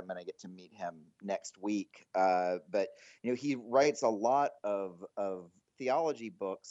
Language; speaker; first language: English; native; English